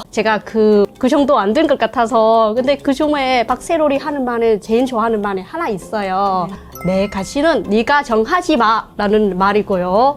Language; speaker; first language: Korean; non-native, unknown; Vietnamese